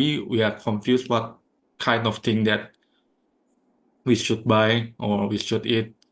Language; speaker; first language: English; non-native, fluent; Indonesian